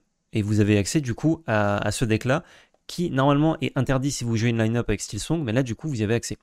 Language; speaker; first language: French; native; French